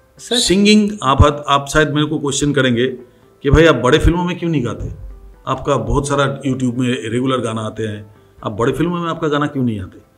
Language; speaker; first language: Hindi; non-native, local second language; Bangla